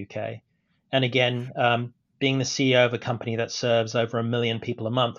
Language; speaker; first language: English; native; English